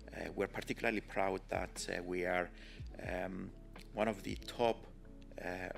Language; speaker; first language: English; non-native, fluent; Greek